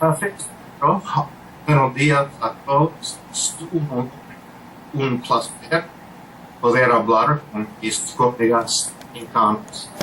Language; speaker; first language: Spanish; non-native, learner; English